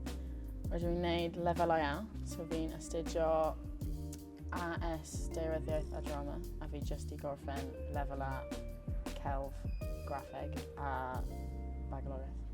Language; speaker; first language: Welsh; native; Welsh